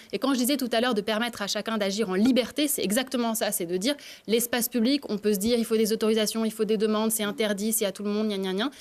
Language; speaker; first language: French; native; French